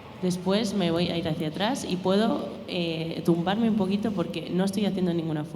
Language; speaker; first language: Spanish; native; Spanish